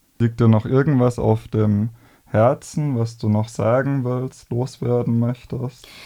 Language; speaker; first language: German; native; German